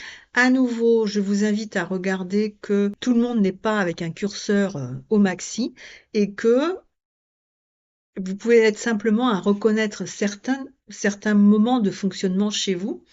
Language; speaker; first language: French; native; French